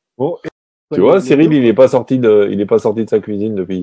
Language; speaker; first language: French; native; French